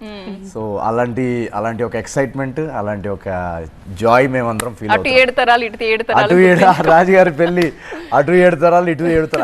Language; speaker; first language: Telugu; native; Telugu